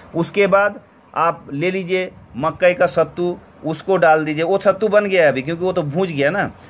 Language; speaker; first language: Hindi; non-native, local second language; Bangla